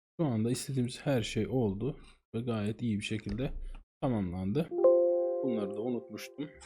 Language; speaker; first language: Turkish; native; Turkish